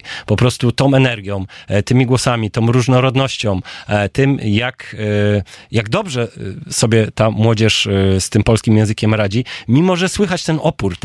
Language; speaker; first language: Polish; native; Polish